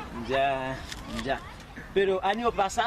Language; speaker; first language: Spanish; non-native, learner; Haitian Creole